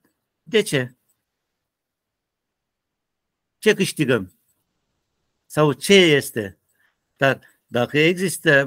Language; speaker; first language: Romanian; non-native, learner; Turkish